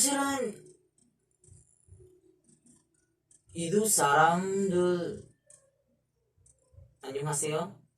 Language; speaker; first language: Korean; non-native, learner; Filipino